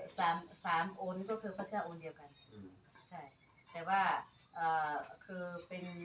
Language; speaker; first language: Thai; non-native, local second language; Hmong